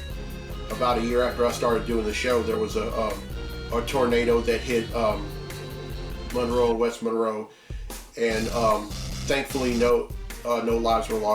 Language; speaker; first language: English; native; English